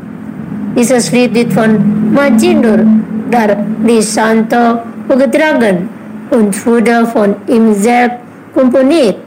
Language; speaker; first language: German; non-native, learner; Indonesian